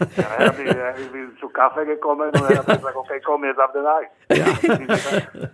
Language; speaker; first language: German; non-native, fluent; Slovak